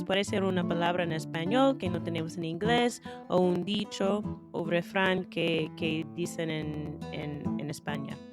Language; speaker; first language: Spanish; non-native, fluent; English